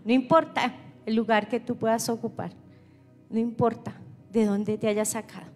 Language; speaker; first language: Spanish; native; Spanish